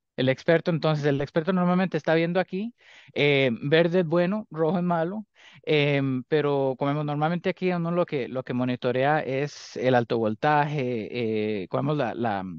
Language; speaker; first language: Spanish; early bilingual, heritage; Spanish